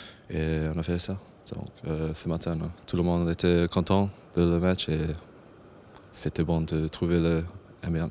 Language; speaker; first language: French; non-native, fluent; English